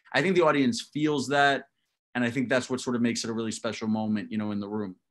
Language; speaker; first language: English; native; English